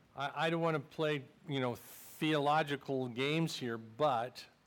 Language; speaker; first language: English; native; English